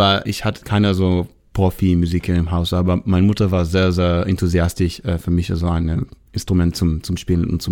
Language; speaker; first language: German; non-native, learner; Hebrew